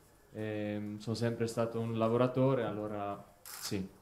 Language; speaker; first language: Italian; non-native, fluent; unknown